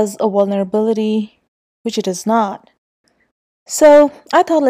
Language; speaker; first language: English; non-native, local second language; Urdu